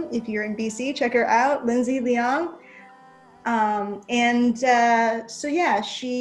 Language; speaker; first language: English; native; English